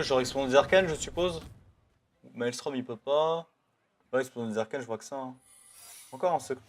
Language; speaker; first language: French; native; French